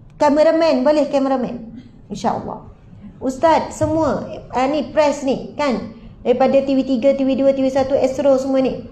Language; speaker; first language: Malay; native; Malay